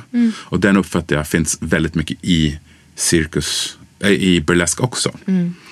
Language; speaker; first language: Swedish; early bilingual, other home language; English